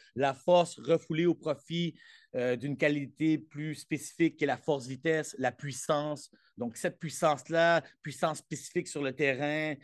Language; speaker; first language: French; non-native, fluent; Spanish